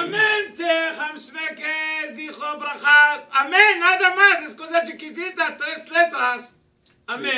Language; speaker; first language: Spanish; non-native, learner; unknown